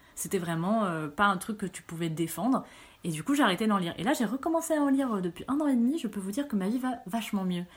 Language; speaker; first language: French; early bilingual, other home language; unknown